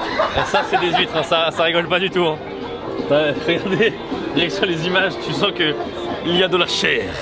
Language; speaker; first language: French; native; French